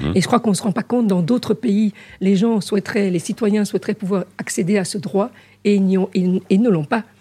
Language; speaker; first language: French; early bilingual, other home language; Arabic